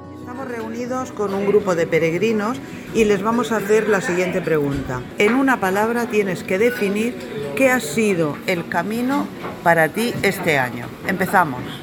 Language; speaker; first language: Spanish; native; Spanish